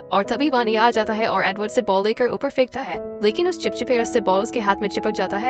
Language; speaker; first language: Hindi; native; Hindi